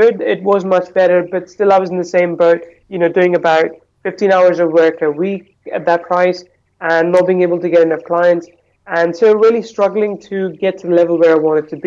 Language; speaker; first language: English; non-native, local second language; Hindi